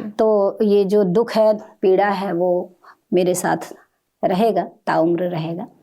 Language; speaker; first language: Hindi; native; Hindi